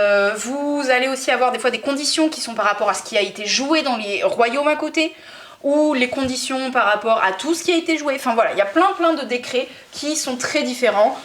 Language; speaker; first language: French; native; French